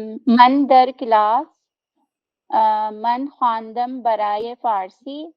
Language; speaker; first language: Persian; non-native, learner; Urdu